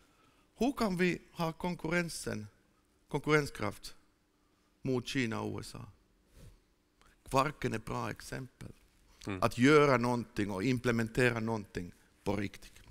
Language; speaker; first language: Swedish; non-native, fluent; Finnish